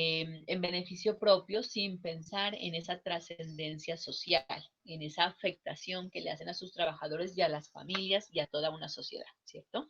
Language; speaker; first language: Spanish; native; Spanish